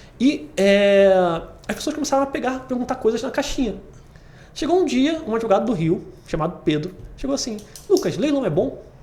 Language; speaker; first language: Portuguese; native; Portuguese